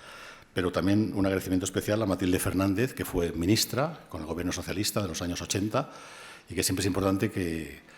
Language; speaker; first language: Spanish; native; Spanish